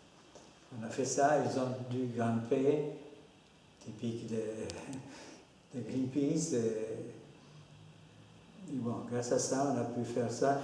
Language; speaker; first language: French; non-native, fluent; Spanish